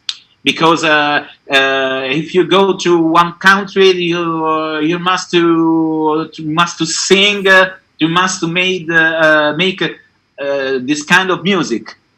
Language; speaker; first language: English; non-native, learner; Italian